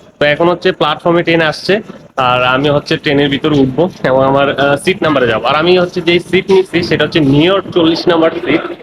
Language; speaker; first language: Bangla; native; Bangla